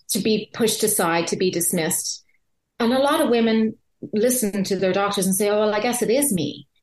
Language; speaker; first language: English; native; English